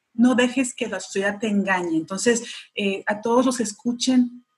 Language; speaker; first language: Spanish; early bilingual, heritage; Spanish